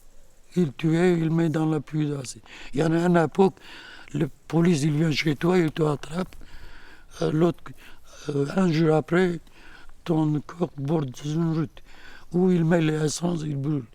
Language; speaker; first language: French; non-native, learner; Kurdish